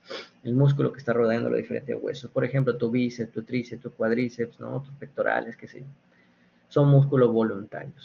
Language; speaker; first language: Spanish; native; Spanish